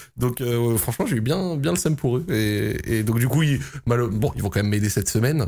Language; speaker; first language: French; native; French